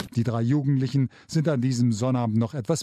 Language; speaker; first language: German; native; German